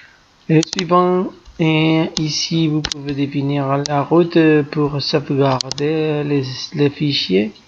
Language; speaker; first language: French; non-native, fluent; Spanish